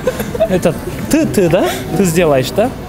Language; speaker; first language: Russian; non-native, local second language; Kyrgyz